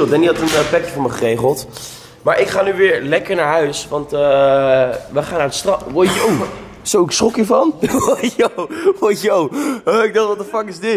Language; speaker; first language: Dutch; native; Dutch